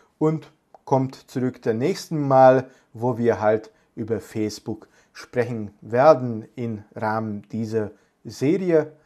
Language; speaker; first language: German; non-native, fluent; Hungarian